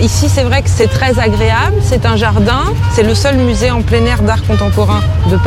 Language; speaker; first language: French; native; French